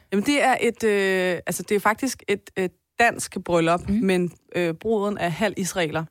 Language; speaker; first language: Danish; early bilingual, other home language; Persian